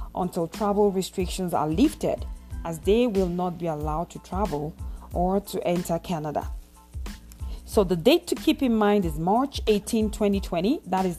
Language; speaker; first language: English; non-native, local second language; Yoruba